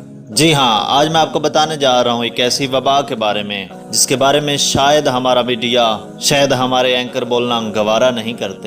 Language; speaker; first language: Urdu; native; Urdu